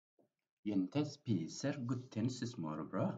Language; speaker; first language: Norwegian; non-native, learner; Amharic